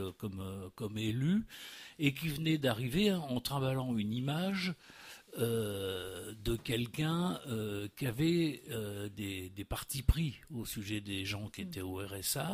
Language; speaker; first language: French; native; French